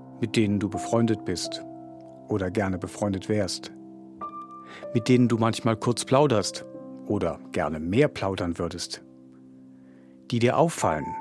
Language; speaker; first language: German; native; German